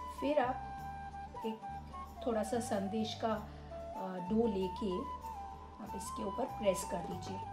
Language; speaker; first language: Hindi; non-native, local second language; Bangla